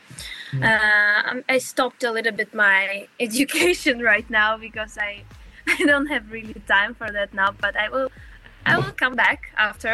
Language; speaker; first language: English; non-native, fluent; Ukrainian